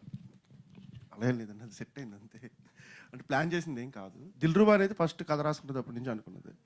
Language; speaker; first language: Telugu; native; Telugu